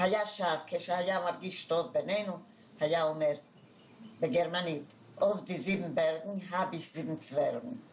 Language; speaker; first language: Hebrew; non-native, fluent; Hungarian